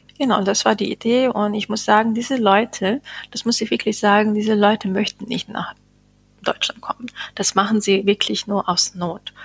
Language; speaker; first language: German; non-native, fluent; Bosnian